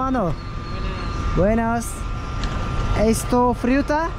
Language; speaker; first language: Spanish; non-native, learner; Turkish